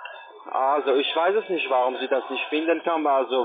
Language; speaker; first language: German; non-native, learner; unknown